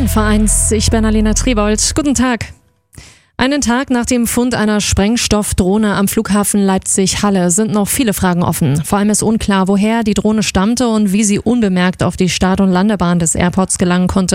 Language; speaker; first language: German; native; German